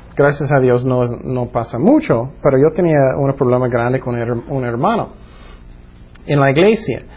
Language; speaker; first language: Spanish; non-native, fluent; English